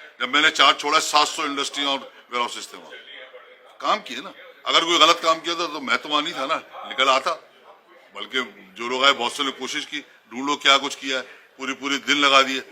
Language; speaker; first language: Urdu; native; Urdu